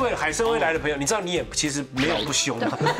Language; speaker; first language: Chinese; native; Chinese